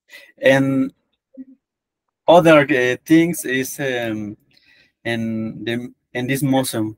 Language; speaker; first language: English; non-native, learner; Spanish